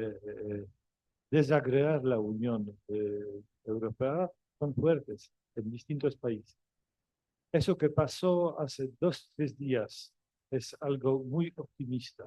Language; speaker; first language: Spanish; non-native, fluent; Polish